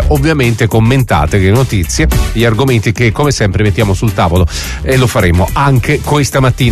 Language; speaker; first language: Italian; native; Italian